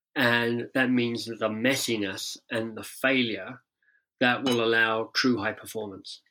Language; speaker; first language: English; native; English